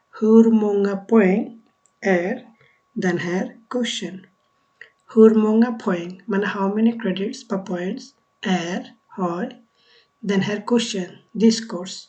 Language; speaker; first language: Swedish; non-native, learner; Bangla